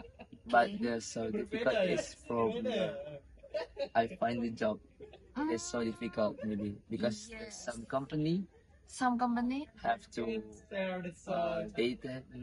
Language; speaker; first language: English; non-native, learner; Indonesian